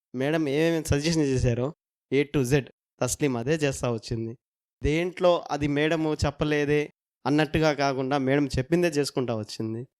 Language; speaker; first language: Telugu; non-native, local second language; Urdu